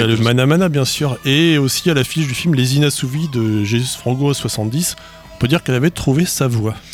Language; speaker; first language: French; native; French